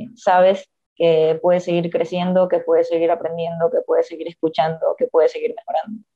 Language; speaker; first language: Spanish; native; Spanish